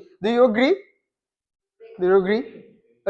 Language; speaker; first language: English; non-native, fluent; Indonesian